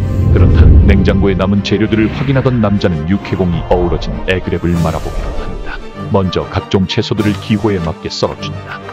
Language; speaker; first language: Korean; native; Korean